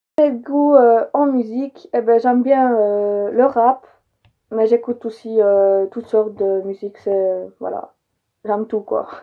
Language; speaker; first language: French; early bilingual, other home language; Polish